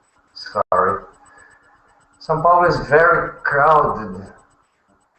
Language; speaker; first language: English; non-native, learner; Portuguese